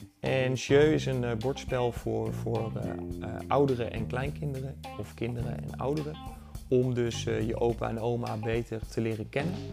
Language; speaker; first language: Dutch; native; Dutch